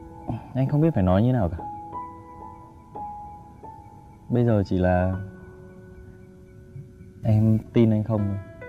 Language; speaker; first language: Vietnamese; native; Vietnamese